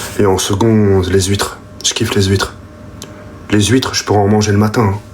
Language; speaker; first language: French; early bilingual, other home language; Arabic